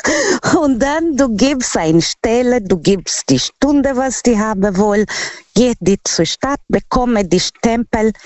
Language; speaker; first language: German; non-native, learner; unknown